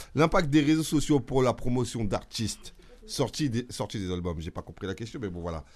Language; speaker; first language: French; native; French